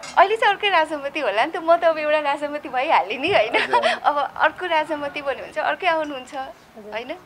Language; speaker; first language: Nepali; non-native, local second language; Newari